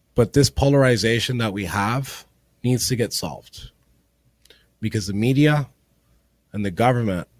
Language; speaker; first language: English; early bilingual, other home language; Spanish